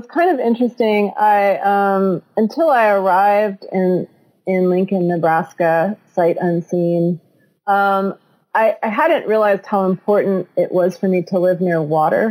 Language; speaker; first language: English; native; English